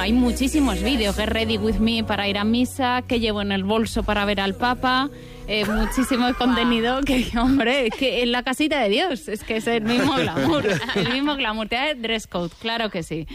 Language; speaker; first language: Spanish; native; Spanish